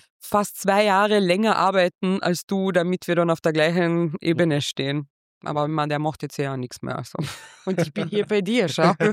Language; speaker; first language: German; early bilingual, other home language; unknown